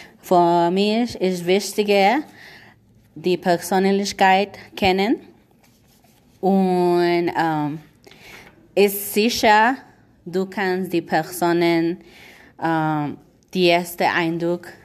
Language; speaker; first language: German; non-native, learner; Spanish